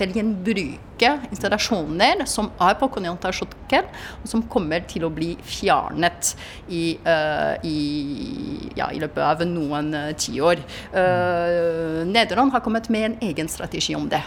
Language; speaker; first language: Norwegian; non-native, fluent; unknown